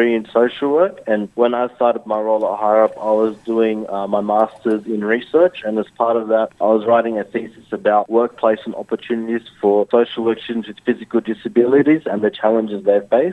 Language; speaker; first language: English; native; English